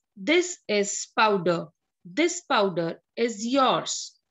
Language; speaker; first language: English; non-native, local second language; Hindi